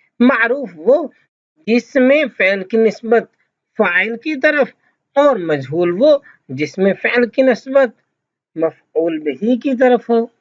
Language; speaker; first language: Urdu; native; Urdu